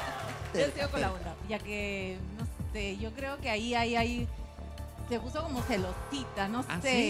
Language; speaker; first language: Spanish; native; Spanish